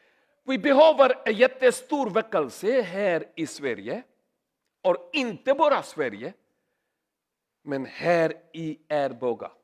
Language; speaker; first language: Swedish; non-native, learner; Urdu